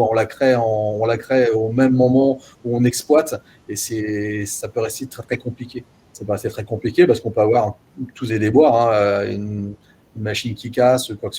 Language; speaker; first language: French; native; French